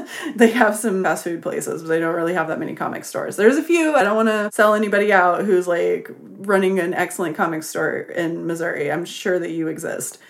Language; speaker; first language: English; native; English